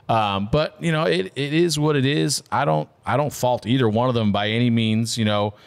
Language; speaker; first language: English; native; English